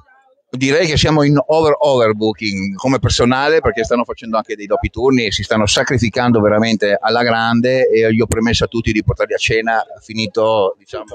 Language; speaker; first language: Italian; native; Italian